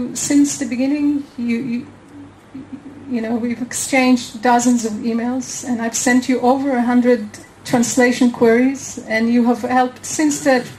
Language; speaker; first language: English; non-native, fluent; Hebrew